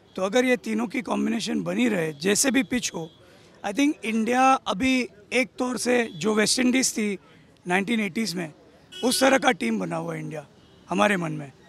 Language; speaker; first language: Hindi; native; Hindi